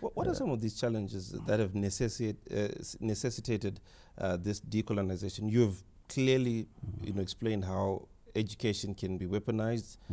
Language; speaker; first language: English; non-native, local second language; Shona